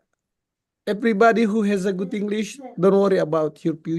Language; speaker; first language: English; non-native, learner; Indonesian